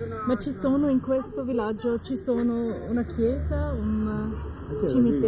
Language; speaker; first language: Italian; non-native, learner; German